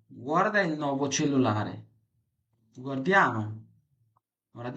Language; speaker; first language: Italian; non-native, fluent; Bangla